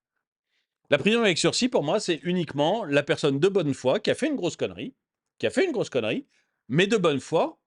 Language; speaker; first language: French; native; French